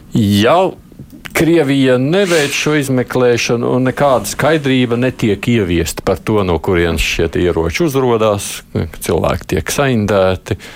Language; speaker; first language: Latvian; native; Latvian